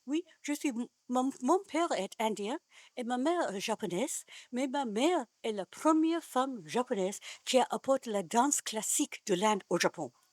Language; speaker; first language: French; non-native, learner; Japanese